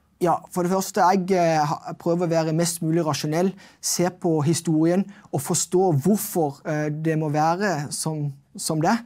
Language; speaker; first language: Norwegian; native; Norwegian